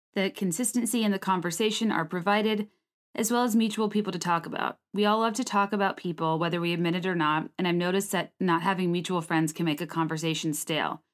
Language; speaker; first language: English; native; English